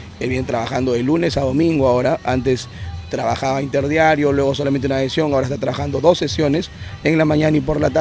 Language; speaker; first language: Spanish; native; Spanish